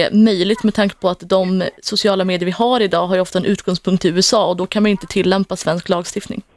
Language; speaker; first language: Swedish; native; Swedish